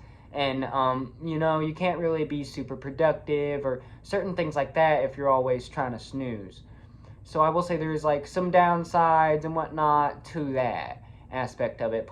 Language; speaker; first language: English; native; English